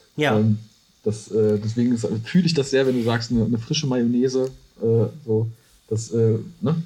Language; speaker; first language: German; native; German